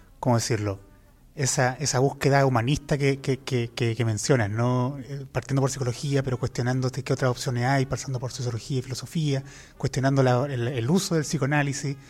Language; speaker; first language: Spanish; native; Spanish